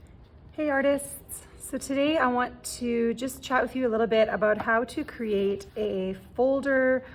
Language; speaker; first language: English; native; English